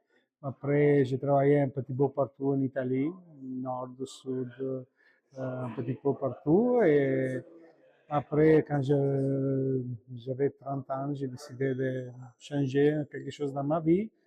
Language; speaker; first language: French; non-native, learner; Italian